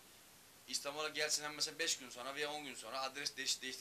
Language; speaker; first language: Turkish; non-native, learner; Urdu